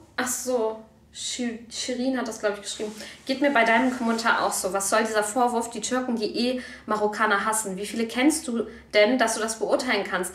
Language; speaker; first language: German; early bilingual, other home language; Turkish